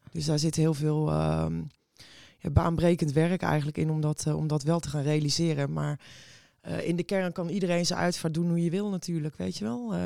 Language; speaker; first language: Dutch; native; Dutch